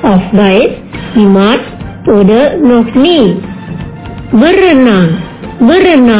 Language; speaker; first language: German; non-native, learner; Indonesian